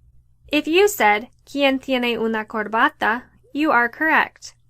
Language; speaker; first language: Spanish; non-native, fluent; English